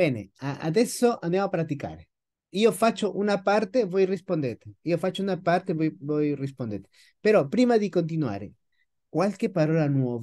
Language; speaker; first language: Italian; non-native, fluent; Spanish